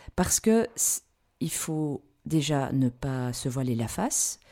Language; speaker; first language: French; native; French